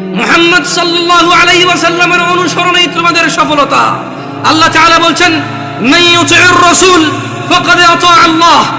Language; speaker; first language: Bangla; early bilingual, heritage; Bangla